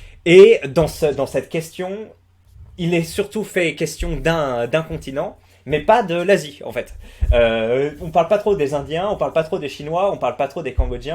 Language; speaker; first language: French; native; French